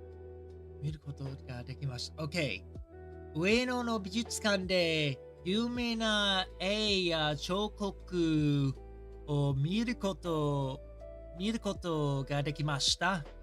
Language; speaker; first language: Japanese; non-native, learner; English